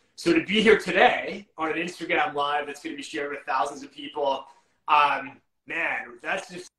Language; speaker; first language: English; native; English